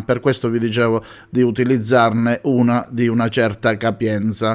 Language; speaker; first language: Italian; native; Italian